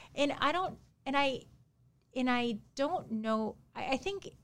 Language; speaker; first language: English; early bilingual, other home language; Japanese